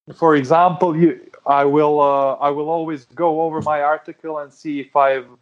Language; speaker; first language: English; non-native, fluent; Serbian